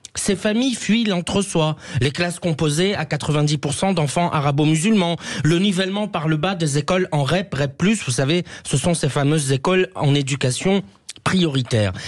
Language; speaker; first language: French; native; French